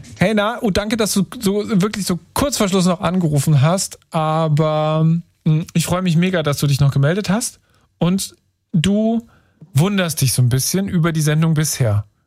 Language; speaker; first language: German; native; German